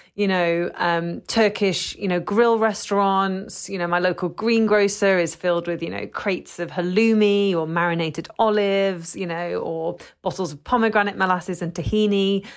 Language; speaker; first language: English; native; English